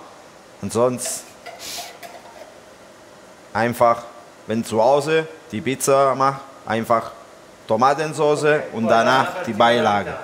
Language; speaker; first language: German; non-native, learner; Italian